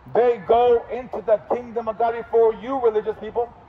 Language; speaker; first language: English; native; English